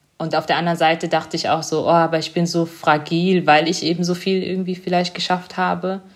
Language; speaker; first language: German; early bilingual, other home language; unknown